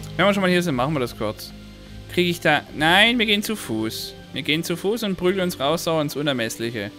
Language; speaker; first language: German; native; German